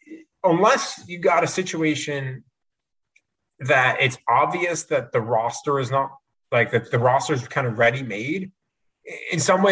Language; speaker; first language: English; native; English